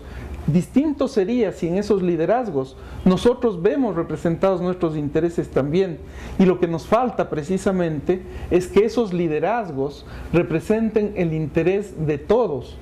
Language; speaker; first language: Spanish; native; Spanish